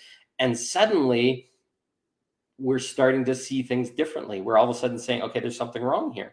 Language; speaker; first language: English; native; English